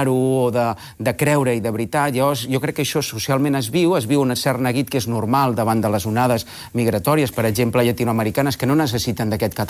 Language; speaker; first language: Catalan; non-native, local second language; Spanish